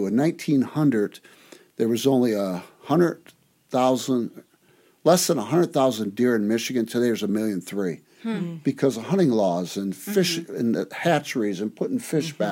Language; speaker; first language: English; native; English